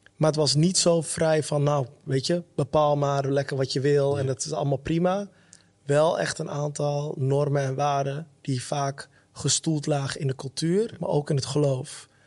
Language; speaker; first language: Dutch; early bilingual, other home language; Somali